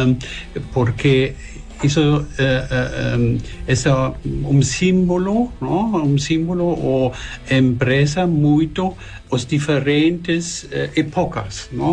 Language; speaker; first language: Portuguese; non-native, learner; German